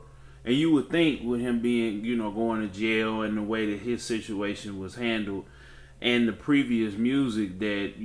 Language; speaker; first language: English; native; English